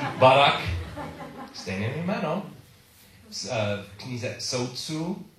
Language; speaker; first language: Czech; non-native, learner; English